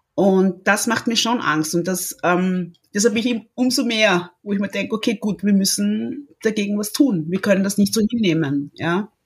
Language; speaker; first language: German; early bilingual, other home language; Lingala